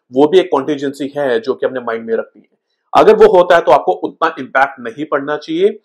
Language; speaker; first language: Hindi; native; Hindi